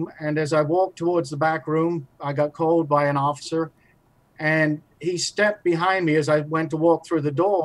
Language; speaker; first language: English; native; English